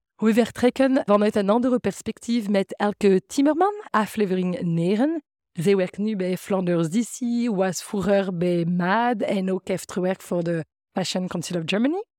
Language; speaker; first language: Dutch; non-native, fluent; French